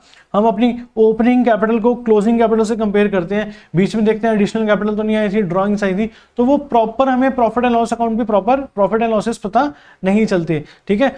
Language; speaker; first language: Hindi; native; Hindi